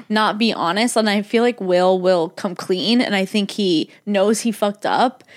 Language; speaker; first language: English; native; English